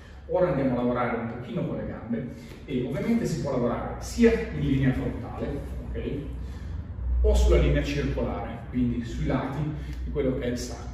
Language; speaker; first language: Italian; native; Italian